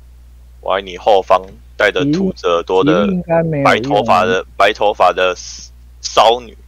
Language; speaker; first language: Chinese; native; Chinese